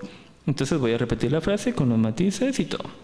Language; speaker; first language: Spanish; native; Spanish